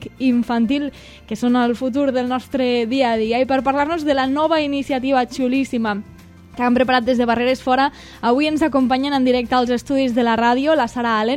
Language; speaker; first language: Catalan; native; Catalan